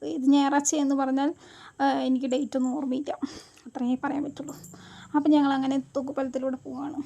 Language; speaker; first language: Malayalam; native; Malayalam